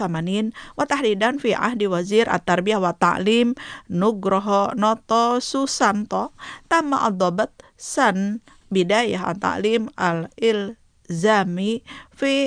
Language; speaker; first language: Arabic; non-native, fluent; Indonesian